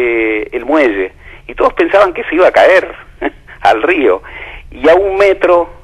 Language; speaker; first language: Spanish; native; Spanish